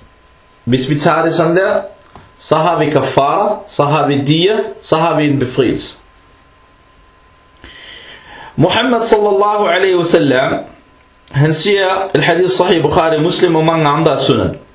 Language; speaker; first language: Danish; early bilingual, other home language; Arabic